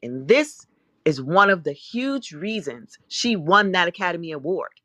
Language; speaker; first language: English; native; English